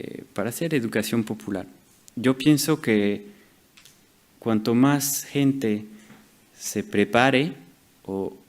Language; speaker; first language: Spanish; non-native, fluent; French